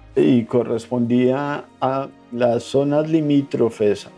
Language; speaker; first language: Spanish; native; Spanish